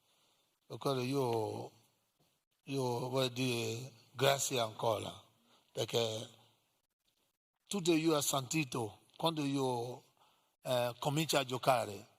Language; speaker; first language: Italian; non-native, learner; English